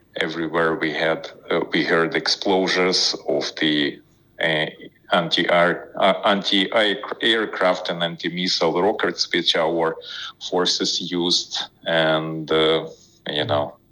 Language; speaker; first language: English; non-native, fluent; Ukrainian